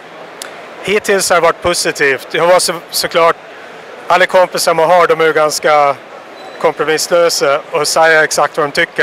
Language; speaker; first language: Swedish; native; Swedish